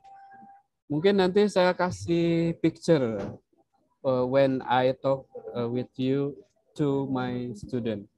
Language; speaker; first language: English; non-native, learner; Indonesian